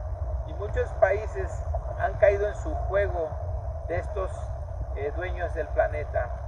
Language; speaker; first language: Spanish; native; Spanish